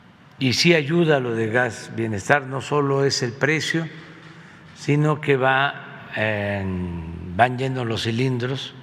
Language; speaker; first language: Spanish; native; Spanish